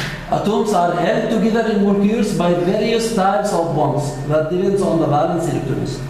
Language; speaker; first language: English; non-native, fluent; Arabic